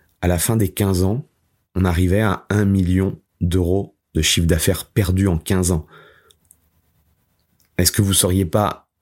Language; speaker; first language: French; native; French